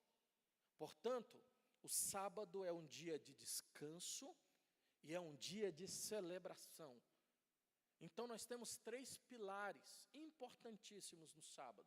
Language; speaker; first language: Portuguese; native; Portuguese